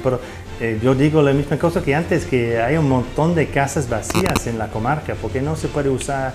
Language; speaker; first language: Spanish; non-native, fluent; English